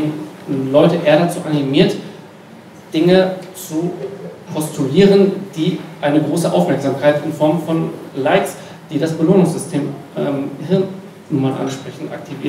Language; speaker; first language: German; native; German